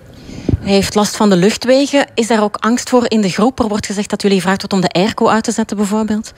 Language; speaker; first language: Dutch; native; Dutch